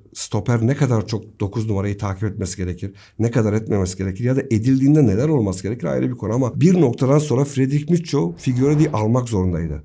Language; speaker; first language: Turkish; native; Turkish